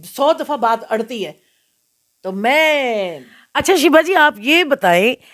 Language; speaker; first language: Urdu; non-native, local second language; Punjabi